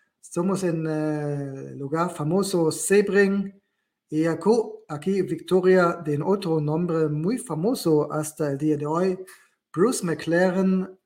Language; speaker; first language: Spanish; non-native, learner; German